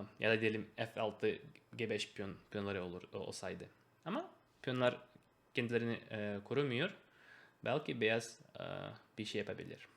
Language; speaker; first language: Turkish; non-native, fluent; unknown